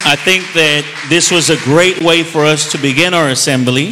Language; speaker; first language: English; early bilingual, other home language; Spanish